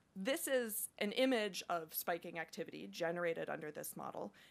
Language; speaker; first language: English; native; English